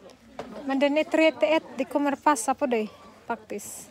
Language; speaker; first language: Swedish; non-native, learner; Cebuano